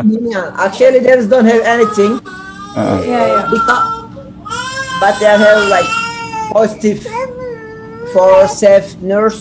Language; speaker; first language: English; non-native, learner; Turkish